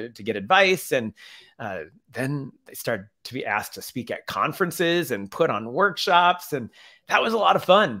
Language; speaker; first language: English; native; English